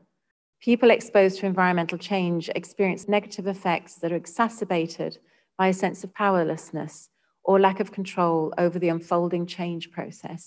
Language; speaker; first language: English; native; English